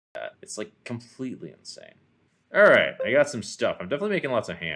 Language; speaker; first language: English; native; English